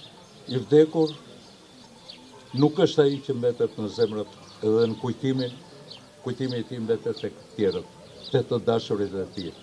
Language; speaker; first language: Albanian; native; Albanian